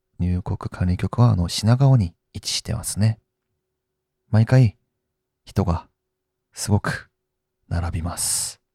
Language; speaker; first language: Japanese; non-native, fluent; Korean